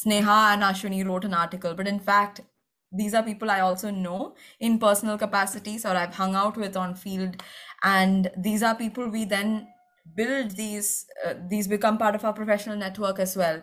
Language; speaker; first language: English; non-native, local second language; Malayalam